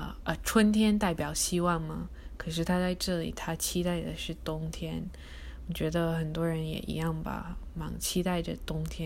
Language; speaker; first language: Chinese; early bilingual, heritage; Chinese